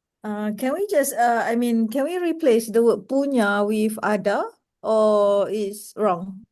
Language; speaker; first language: English; non-native, local second language; Malay